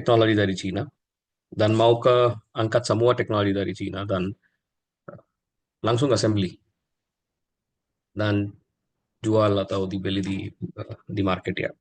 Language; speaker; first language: Indonesian; non-native, learner; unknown